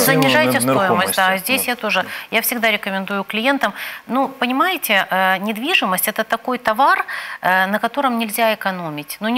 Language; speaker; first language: Russian; native; Russian